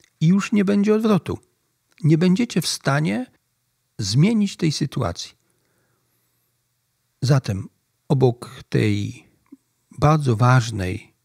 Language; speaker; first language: Polish; native; Polish